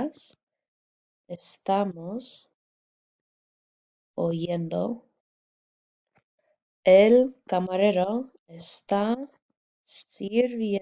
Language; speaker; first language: Spanish; non-native, fluent; English